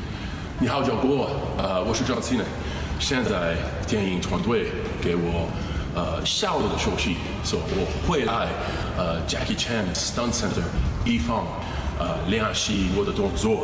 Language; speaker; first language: Chinese; non-native, learner; English